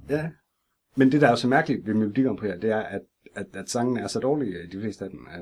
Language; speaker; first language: Danish; native; Danish